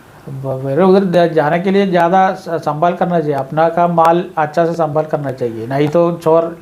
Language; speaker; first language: Hindi; non-native, local second language; Malayalam